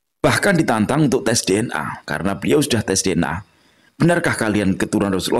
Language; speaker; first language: Indonesian; non-native, local second language; Javanese